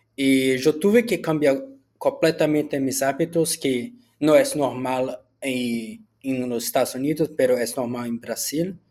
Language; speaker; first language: Spanish; early bilingual, heritage; Portuguese